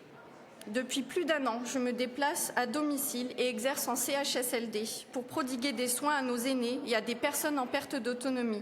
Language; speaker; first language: French; native; French